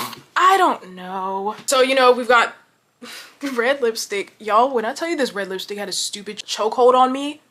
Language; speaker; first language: English; native; English